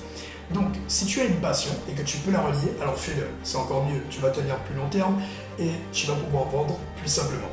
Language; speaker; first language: French; native; French